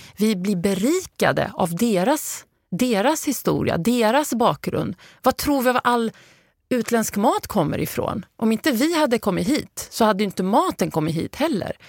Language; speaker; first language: Swedish; early bilingual, other home language; Arabic